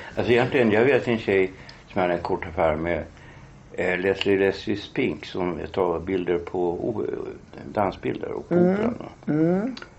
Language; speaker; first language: Swedish; native; Swedish